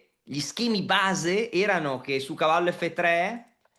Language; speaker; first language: Italian; native; Italian